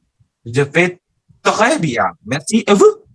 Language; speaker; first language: French; non-native, learner; Indonesian